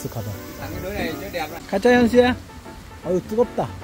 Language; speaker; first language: Korean; native; Korean